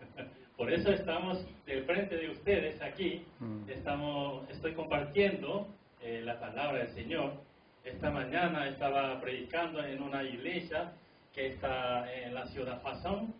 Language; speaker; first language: Spanish; non-native, fluent; Korean